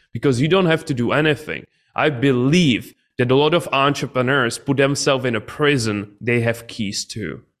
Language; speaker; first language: English; non-native, fluent; Czech